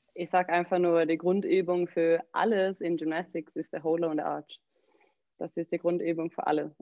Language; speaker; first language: German; non-native, fluent; Swedish